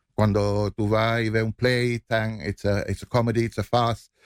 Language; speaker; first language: English; non-native, fluent; Spanish